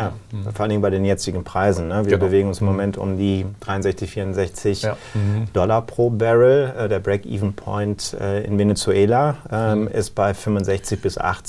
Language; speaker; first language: German; native; German